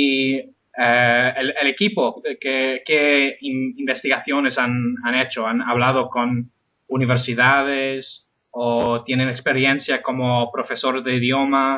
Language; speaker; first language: Spanish; non-native, fluent; English